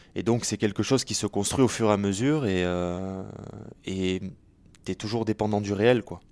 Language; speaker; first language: French; native; French